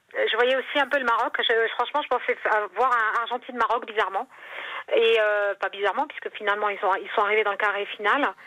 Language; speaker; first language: French; native; French